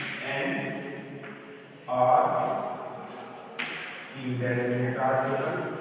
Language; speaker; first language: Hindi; native; Hindi